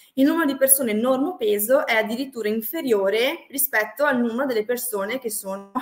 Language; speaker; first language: Italian; native; Italian